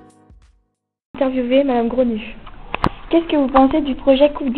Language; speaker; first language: French; native; French